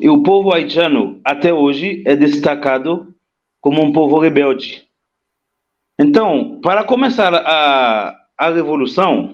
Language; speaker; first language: Portuguese; non-native, fluent; Haitian Creole